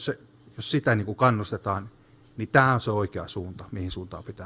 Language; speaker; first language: Finnish; native; Finnish